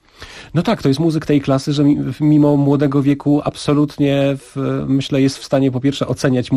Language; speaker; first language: Polish; native; Polish